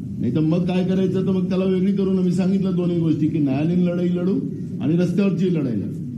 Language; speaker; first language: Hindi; non-native, local second language; Marathi